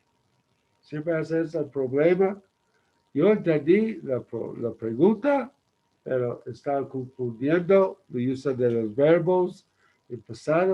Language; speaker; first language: Spanish; non-native, learner; English